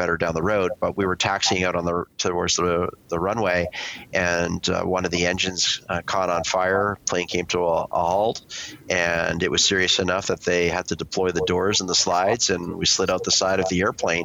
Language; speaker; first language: English; native; English